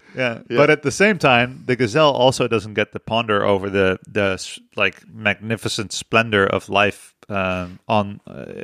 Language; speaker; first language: English; non-native, fluent; Dutch